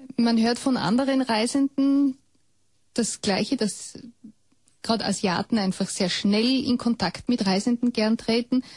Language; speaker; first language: German; native; German